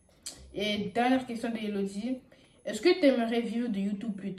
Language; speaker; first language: French; native; French